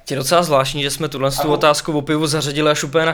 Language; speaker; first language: Czech; native; Czech